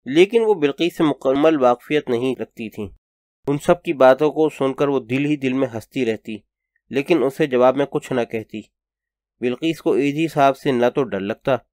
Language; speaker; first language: Urdu; native; Urdu